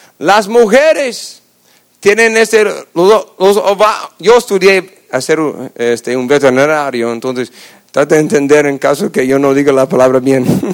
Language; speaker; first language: Spanish; non-native, fluent; English